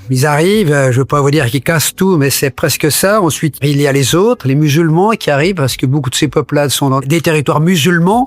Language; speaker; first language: French; native; French